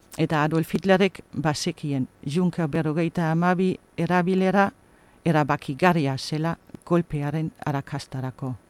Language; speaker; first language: Basque; non-native, fluent; German